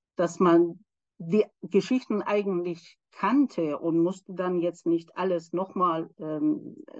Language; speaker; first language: German; non-native, fluent; Persian